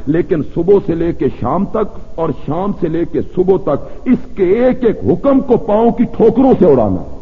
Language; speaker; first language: Urdu; non-native, local second language; Punjabi